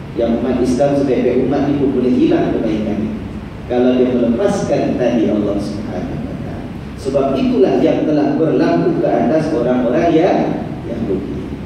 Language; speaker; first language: Malay; native; Malay